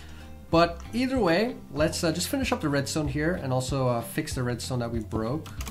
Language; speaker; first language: English; native; English